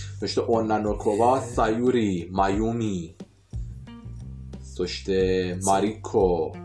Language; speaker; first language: Japanese; non-native, fluent; Persian